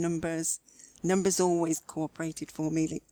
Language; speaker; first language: English; native; English